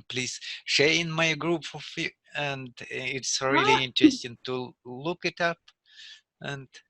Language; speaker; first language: English; non-native, learner; Russian